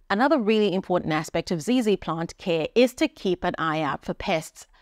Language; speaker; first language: English; native; English